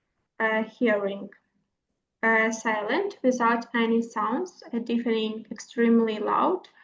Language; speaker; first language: English; non-native, learner; Ukrainian